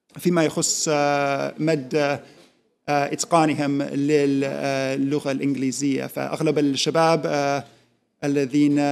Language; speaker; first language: Arabic; non-native, fluent; English